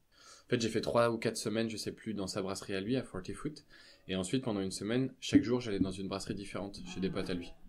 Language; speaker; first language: French; native; French